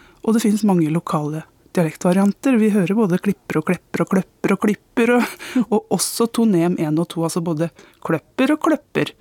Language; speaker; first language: Norwegian; native; Norwegian